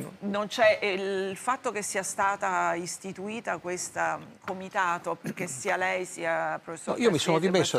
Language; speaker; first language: Italian; native; Italian